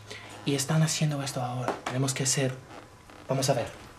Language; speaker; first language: Spanish; non-native, learner; English